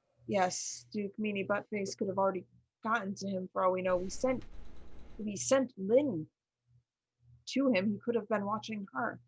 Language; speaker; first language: English; native; English